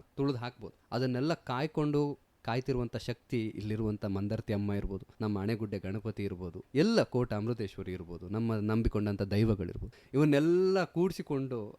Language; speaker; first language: Kannada; native; Kannada